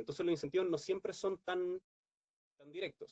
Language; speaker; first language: Spanish; native; Spanish